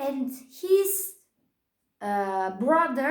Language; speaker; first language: English; non-native, learner; Turkish